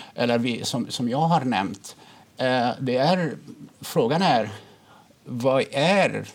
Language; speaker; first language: Swedish; non-native, fluent; Arabic